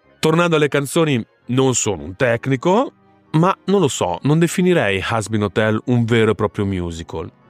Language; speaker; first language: Italian; native; Italian